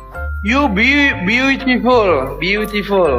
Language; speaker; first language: English; non-native, learner; Indonesian